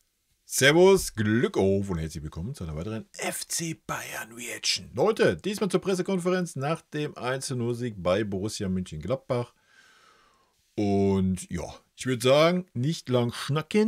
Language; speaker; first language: German; native; German